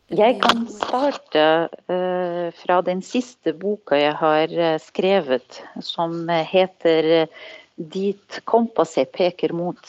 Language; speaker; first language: Norwegian; non-native, fluent; Arabic